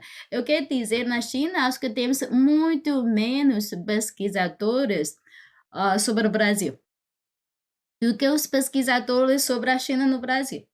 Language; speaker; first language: Portuguese; non-native, fluent; Chinese